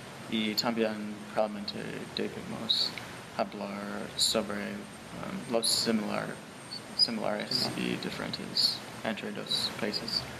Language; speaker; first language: Spanish; non-native, learner; English